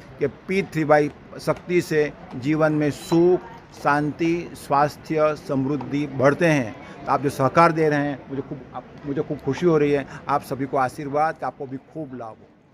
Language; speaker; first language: Hindi; non-native, local second language; Gujarati